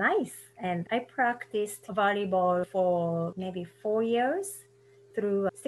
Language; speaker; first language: English; non-native, fluent; Japanese